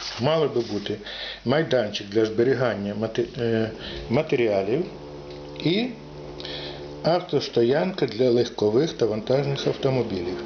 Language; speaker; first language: Ukrainian; native; Ukrainian